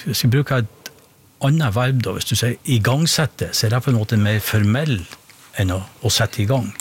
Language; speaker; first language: Norwegian; native; Norwegian